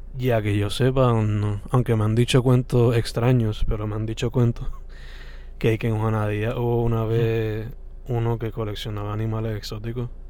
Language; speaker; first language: Spanish; native; Spanish